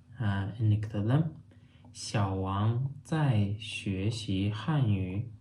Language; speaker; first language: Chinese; non-native, fluent; Turkmen